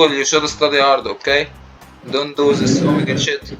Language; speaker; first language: English; non-native, learner; Arabic